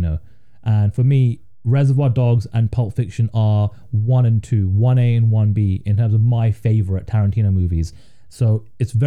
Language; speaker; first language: English; native; English